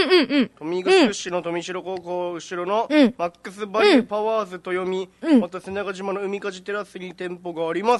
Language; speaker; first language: Japanese; native; Japanese